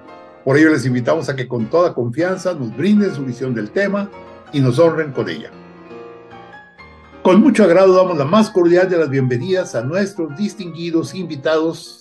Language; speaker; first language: Spanish; native; Spanish